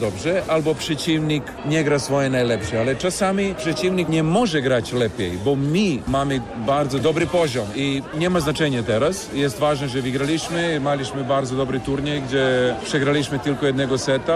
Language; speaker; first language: Polish; non-native, fluent; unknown